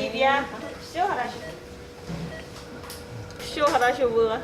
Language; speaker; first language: Russian; non-native, learner; Korean